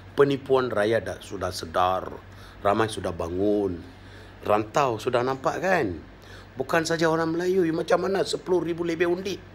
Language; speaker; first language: Malay; non-native, local second language; Tamil